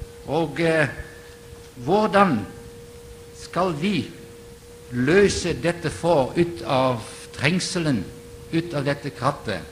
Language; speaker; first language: Norwegian; non-native, fluent; Dutch